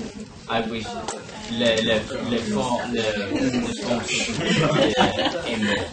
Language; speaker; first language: French; non-native, learner; English